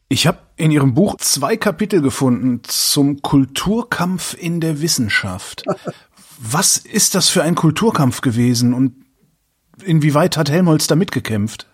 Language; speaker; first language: German; native; German